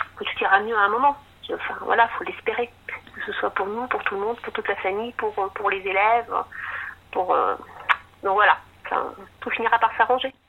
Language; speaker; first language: French; native; French